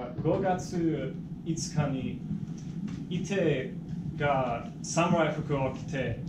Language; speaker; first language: Japanese; non-native, learner; English